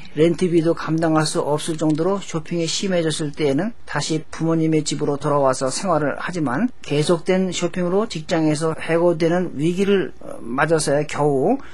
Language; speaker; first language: Korean; native; Korean